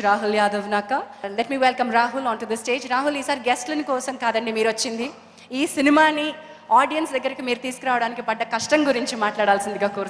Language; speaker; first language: Telugu; native; Telugu